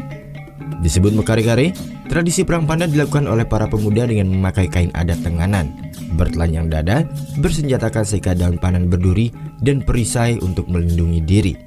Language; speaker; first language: Indonesian; native; Indonesian